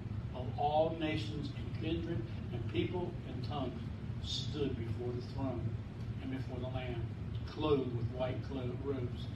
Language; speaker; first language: English; native; English